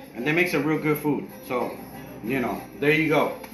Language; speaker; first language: English; early bilingual, other home language; Spanish